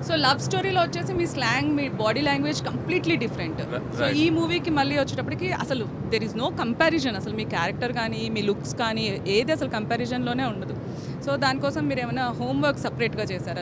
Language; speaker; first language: Telugu; native; Telugu